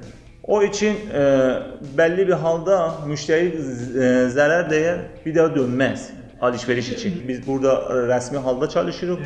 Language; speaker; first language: Turkish; non-native, learner; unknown